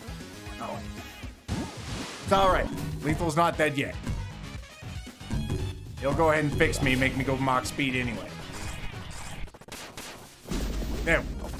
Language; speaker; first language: English; native; English